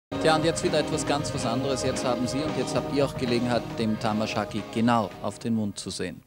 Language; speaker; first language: German; native; German